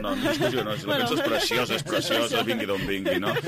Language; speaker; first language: Catalan; native; Catalan